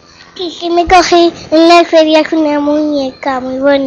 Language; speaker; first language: Spanish; native; Spanish